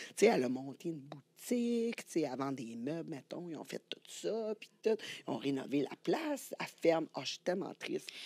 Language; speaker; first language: French; native; French